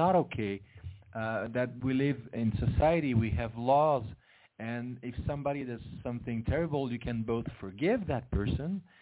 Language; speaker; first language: English; non-native, fluent; French